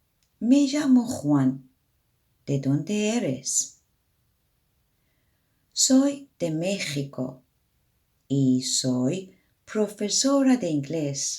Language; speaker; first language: Spanish; non-native, learner; Persian